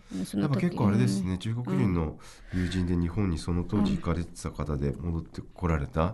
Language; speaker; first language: Japanese; native; Japanese